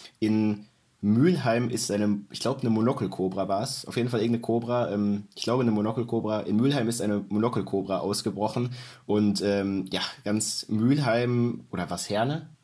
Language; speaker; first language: German; native; German